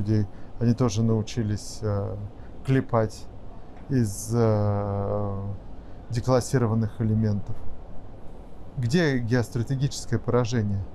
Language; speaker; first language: Russian; native; Russian